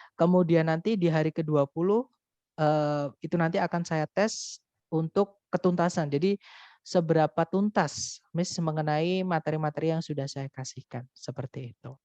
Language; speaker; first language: Indonesian; non-native, local second language; Javanese